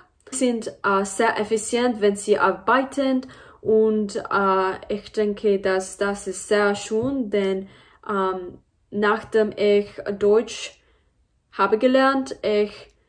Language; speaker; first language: German; non-native, learner; Spanish